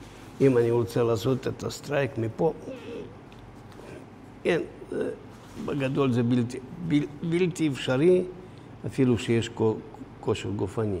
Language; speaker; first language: Hebrew; non-native, fluent; Russian